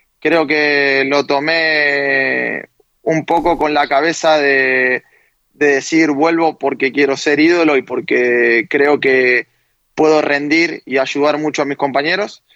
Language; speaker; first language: Spanish; native; Spanish